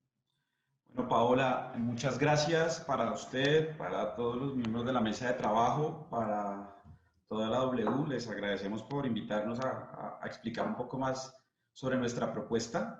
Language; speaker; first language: Spanish; native; Spanish